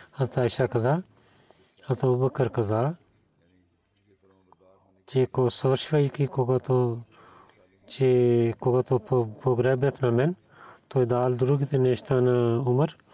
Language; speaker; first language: Bulgarian; non-native, learner; Urdu